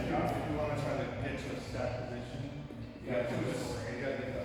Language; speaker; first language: English; native; English